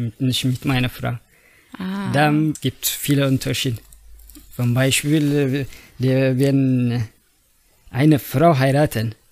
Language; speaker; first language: German; non-native, learner; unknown